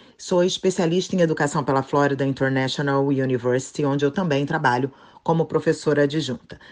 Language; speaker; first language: Portuguese; native; Portuguese